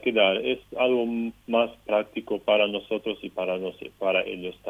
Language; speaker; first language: Spanish; non-native, local second language; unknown